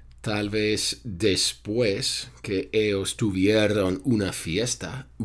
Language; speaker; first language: Spanish; non-native, fluent; English